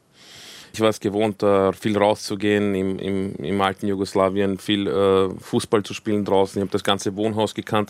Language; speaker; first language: German; early bilingual, other home language; Croatian